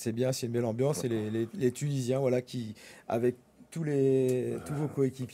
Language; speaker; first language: French; native; French